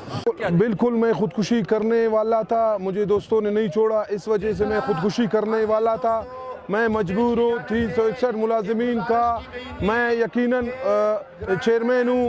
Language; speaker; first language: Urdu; non-native, local second language; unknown